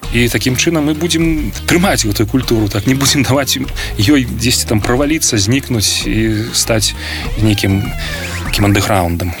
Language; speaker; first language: Belarusian; non-native, local second language; Russian